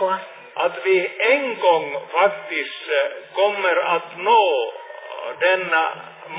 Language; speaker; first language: Swedish; non-native, fluent; Finnish